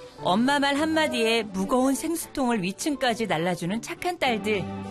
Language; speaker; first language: Korean; native; Korean